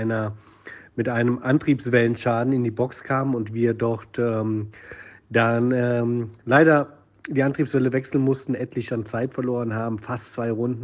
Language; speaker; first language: German; native; German